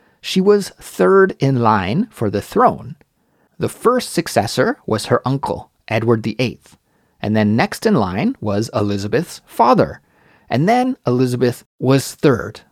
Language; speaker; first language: English; native; English